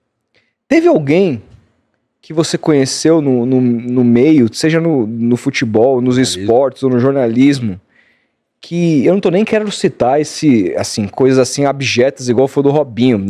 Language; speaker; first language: Portuguese; native; Portuguese